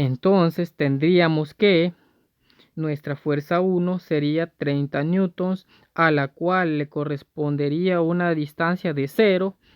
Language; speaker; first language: Spanish; native; Spanish